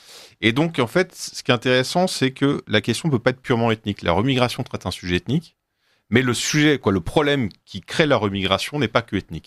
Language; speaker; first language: French; native; French